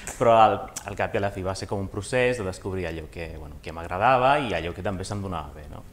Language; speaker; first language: Catalan; early bilingual, other home language; Romanian